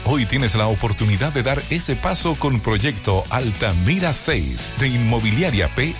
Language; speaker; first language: Spanish; native; Spanish